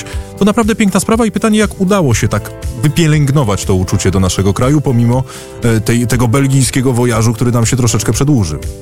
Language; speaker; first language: Polish; native; Polish